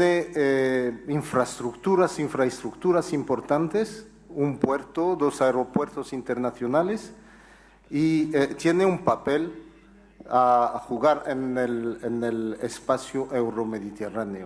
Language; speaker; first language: Spanish; non-native, fluent; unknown